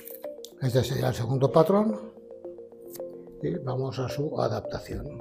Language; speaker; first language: Spanish; native; Spanish